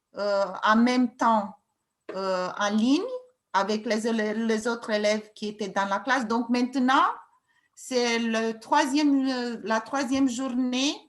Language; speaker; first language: French; non-native, fluent; Romanian